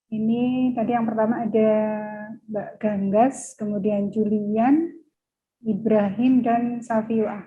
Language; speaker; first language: Indonesian; native; Indonesian